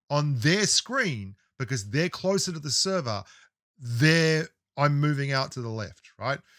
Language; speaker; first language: English; native; English